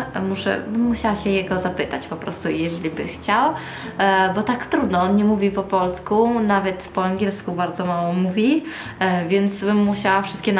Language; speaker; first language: Polish; early bilingual, heritage; Polish